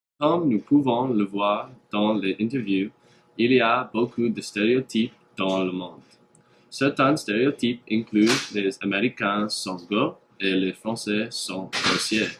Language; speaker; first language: French; non-native, learner; English